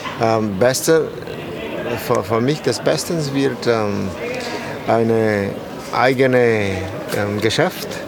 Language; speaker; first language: German; non-native, learner; Spanish